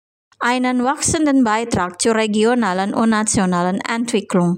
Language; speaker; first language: German; non-native, fluent; Indonesian